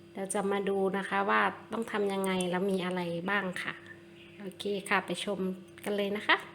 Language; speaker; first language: Thai; non-native, local second language; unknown